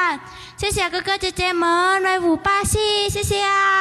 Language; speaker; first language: Chinese; non-native, learner; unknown